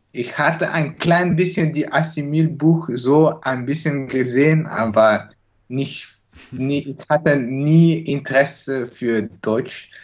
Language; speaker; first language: German; non-native, learner; Chinese